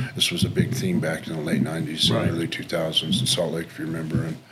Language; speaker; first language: English; native; English